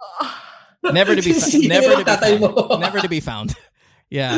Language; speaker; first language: English; non-native, local second language; Filipino